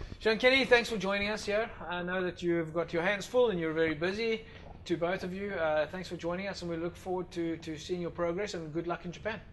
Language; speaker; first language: English; non-native, local second language; Afrikaans